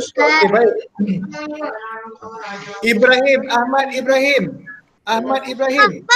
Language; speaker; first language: Malay; native; Malay